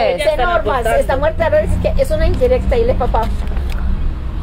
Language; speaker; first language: Spanish; native; Spanish